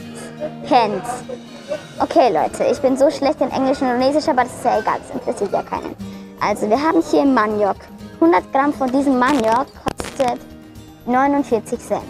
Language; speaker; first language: German; early bilingual, other home language; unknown